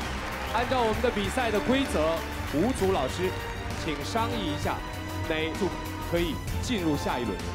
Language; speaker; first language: Chinese; native; Chinese